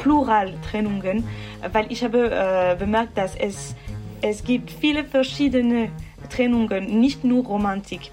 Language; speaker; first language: German; non-native, local second language; French